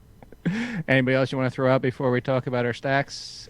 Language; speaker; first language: English; native; English